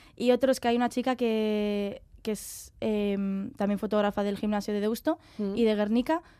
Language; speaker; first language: Spanish; native; Spanish